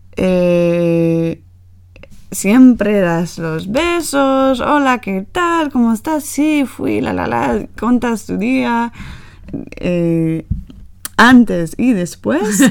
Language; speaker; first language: Spanish; non-native, learner; English